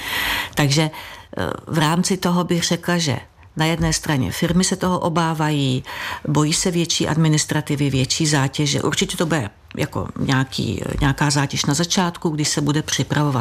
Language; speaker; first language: Czech; native; Czech